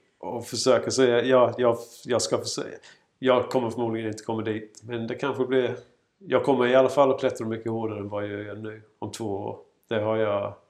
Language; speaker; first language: Swedish; non-native, fluent; English